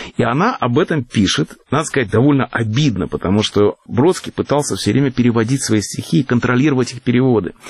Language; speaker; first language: Russian; native; Russian